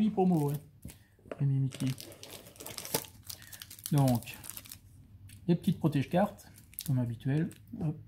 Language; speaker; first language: French; native; French